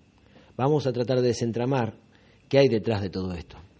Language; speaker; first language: Spanish; native; Spanish